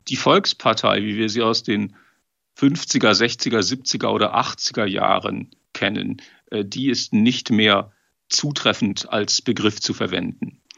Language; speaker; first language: German; native; German